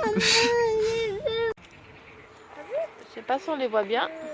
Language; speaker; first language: French; native; French